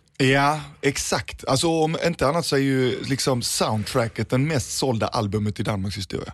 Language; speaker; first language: Swedish; early bilingual, other home language; Danish